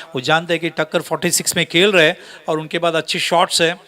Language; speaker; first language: Hindi; non-native, local second language; Marathi